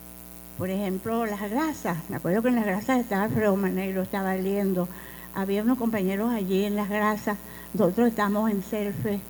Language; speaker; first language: Spanish; native; Spanish